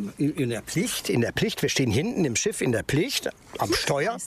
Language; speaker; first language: German; native; German